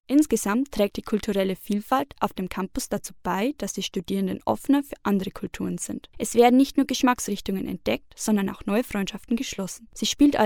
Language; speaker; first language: German; native; German